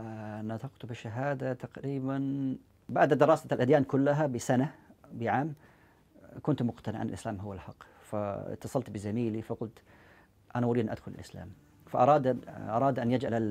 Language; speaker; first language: Arabic; non-native, fluent; English